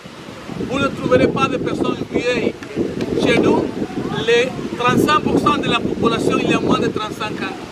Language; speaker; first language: French; non-native, fluent; Spanish